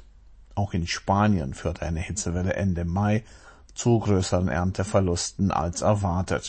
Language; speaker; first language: German; native; German